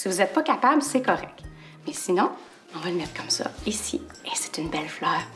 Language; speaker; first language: French; native; French